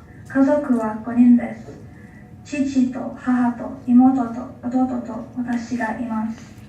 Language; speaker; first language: Japanese; non-native, learner; English